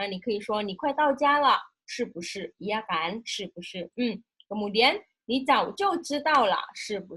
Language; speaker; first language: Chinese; non-native, fluent; Indonesian